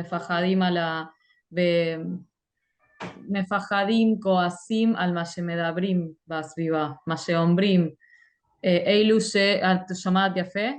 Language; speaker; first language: Hebrew; non-native, fluent; Spanish